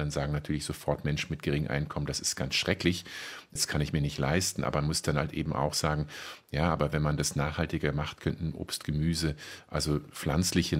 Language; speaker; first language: German; native; German